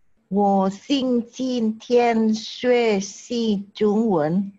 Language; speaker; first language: Chinese; non-native, learner; Indonesian